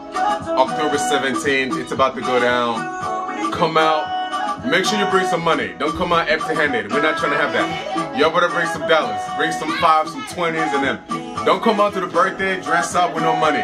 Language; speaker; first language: English; early bilingual, other home language; French